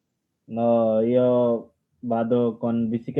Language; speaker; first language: Italian; non-native, learner; Bangla